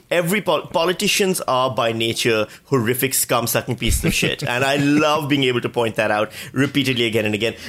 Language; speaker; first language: English; non-native, local second language; Urdu